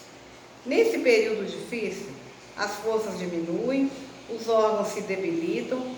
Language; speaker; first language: Portuguese; native; Portuguese